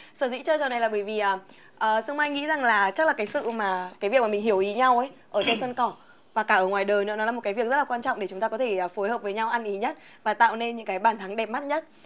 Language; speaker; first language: Vietnamese; native; Vietnamese